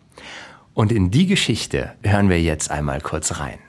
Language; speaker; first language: German; native; German